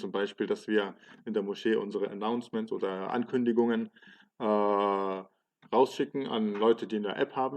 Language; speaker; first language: German; early bilingual, other home language; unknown